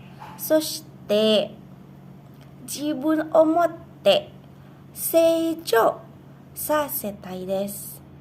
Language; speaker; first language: Japanese; non-native, learner; Indonesian